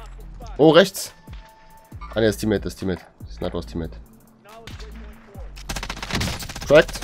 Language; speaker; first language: German; native; German